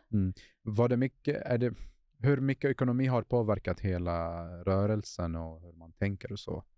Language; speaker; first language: Swedish; non-native, fluent; Arabic